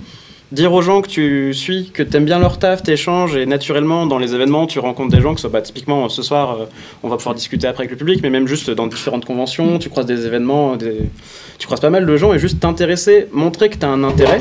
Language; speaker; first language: French; native; French